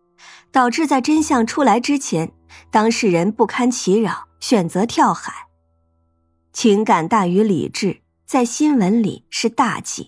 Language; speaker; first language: Chinese; native; Chinese